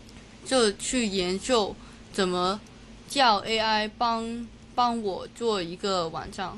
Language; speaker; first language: Chinese; non-native, local second language; Cantonese